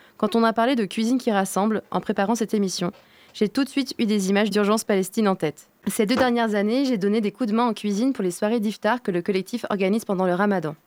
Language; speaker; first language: French; native; French